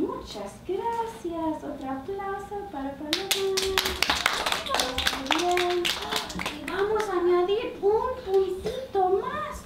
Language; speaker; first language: Spanish; early bilingual, heritage; Spanish